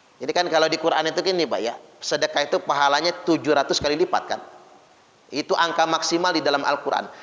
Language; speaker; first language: Indonesian; non-native, local second language; Malay